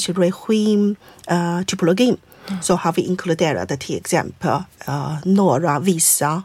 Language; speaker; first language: Swedish; non-native, fluent; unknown